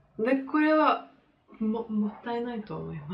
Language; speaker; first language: Japanese; non-native, fluent; French